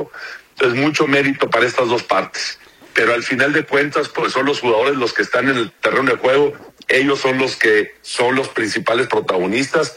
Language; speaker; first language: Spanish; native; Spanish